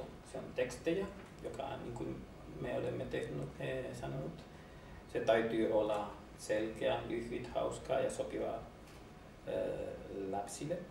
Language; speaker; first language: Finnish; non-native, learner; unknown